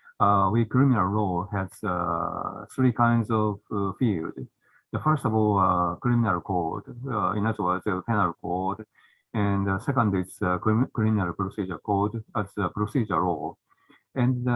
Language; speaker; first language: English; non-native, learner; Japanese